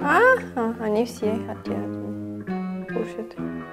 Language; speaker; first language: Russian; non-native, learner; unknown